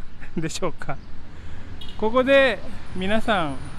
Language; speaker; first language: Japanese; non-native, fluent; Indonesian